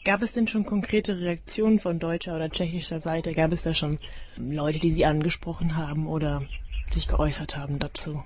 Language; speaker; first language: German; native; German